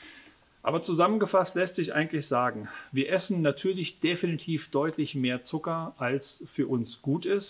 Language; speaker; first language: German; native; German